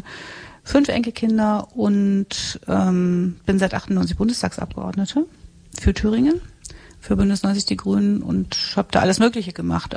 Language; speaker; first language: German; native; German